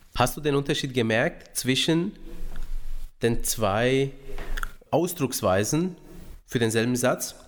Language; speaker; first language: German; early bilingual, other home language; Romanian